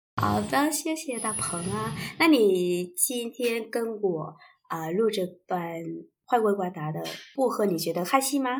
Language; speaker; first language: Chinese; non-native, fluent; Vietnamese